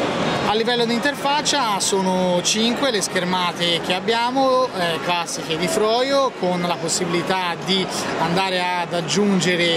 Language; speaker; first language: Italian; native; Italian